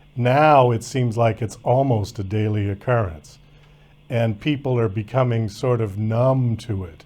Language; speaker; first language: English; native; English